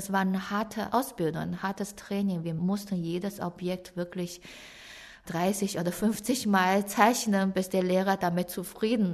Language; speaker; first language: German; non-native, fluent; Chinese